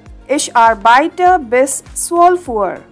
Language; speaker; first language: German; non-native, fluent; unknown